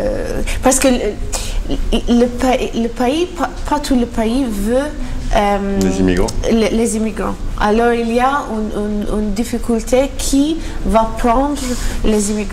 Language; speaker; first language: French; non-native, learner; Maltese